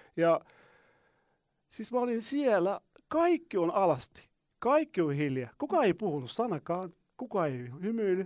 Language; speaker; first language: Finnish; non-native, learner; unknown